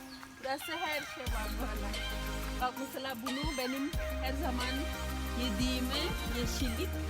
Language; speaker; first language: Turkish; non-native, learner; Indonesian